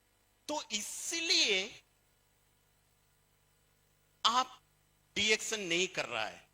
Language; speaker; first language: Hindi; non-native, fluent; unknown